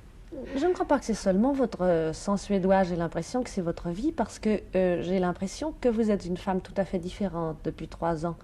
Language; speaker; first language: French; native; French